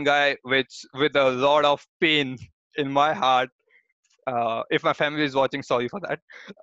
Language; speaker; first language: English; non-native, local second language; Hindi